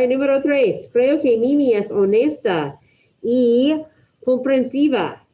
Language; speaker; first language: Spanish; non-native, fluent; English